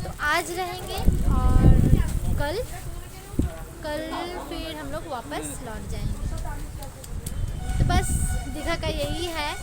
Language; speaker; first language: Hindi; native; Hindi